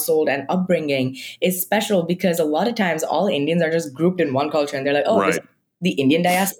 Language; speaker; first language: English; non-native, local second language; Marathi